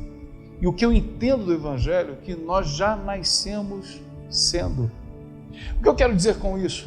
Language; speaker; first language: Portuguese; native; Portuguese